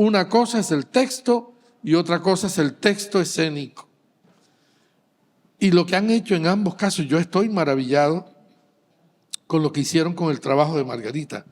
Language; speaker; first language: Spanish; native; Spanish